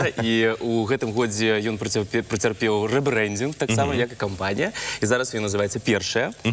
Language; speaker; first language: Belarusian; non-native, local second language; Russian